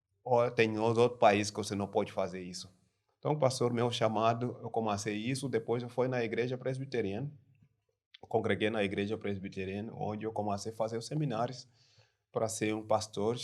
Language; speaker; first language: Portuguese; non-native, learner; French